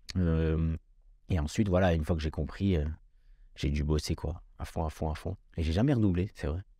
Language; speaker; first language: French; early bilingual, other home language; Kabyle